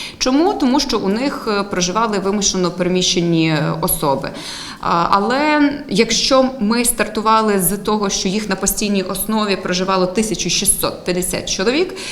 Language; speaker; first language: Ukrainian; native; Ukrainian